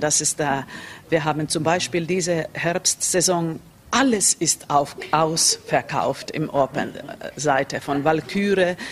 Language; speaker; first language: German; non-native, learner; Finnish